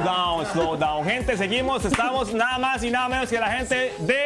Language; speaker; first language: Spanish; native; Spanish